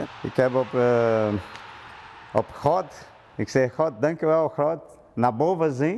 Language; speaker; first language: Dutch; non-native, learner; Portuguese